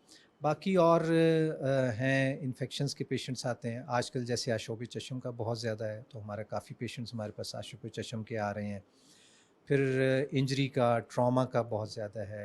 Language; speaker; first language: Urdu; native; Urdu